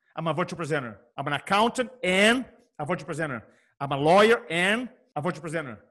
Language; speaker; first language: English; non-native, fluent; Portuguese